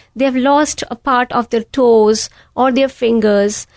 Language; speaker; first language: English; non-native, local second language; Hindi